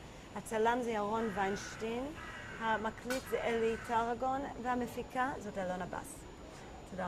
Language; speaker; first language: Hebrew; native; Hebrew